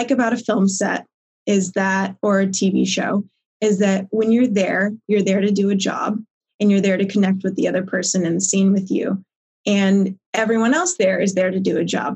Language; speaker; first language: English; native; English